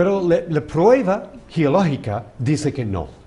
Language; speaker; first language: Spanish; non-native, fluent; English